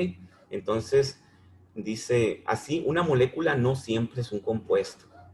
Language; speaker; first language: Spanish; native; Spanish